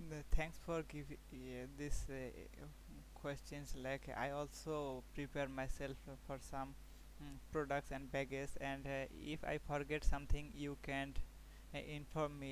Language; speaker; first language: English; non-native, learner; Bangla